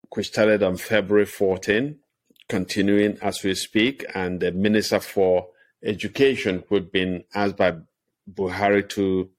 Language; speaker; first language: English; non-native, local second language; Igbo